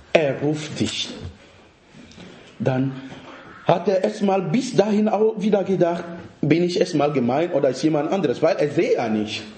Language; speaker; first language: German; non-native, fluent; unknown